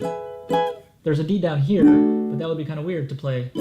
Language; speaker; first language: English; native; English